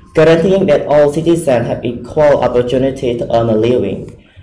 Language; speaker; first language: English; non-native, fluent; Khmer